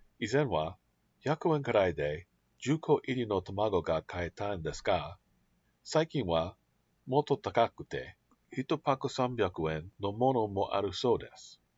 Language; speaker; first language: Japanese; non-native, learner; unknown